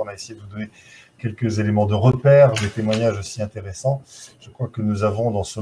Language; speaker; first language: French; native; French